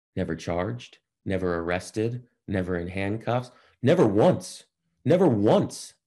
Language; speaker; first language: English; native; English